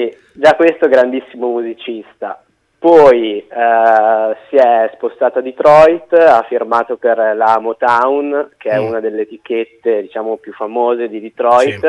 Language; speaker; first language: Italian; native; Italian